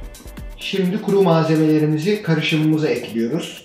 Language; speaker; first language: Turkish; native; Turkish